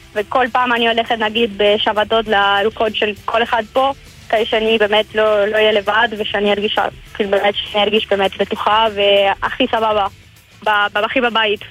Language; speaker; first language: Hebrew; non-native, learner; Spanish